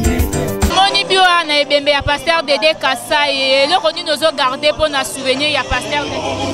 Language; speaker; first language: French; non-native, local second language; Lingala